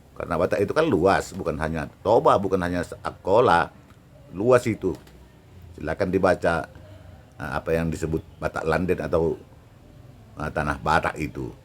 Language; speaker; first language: Indonesian; non-native, local second language; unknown